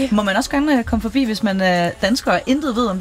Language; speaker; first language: Danish; native; Danish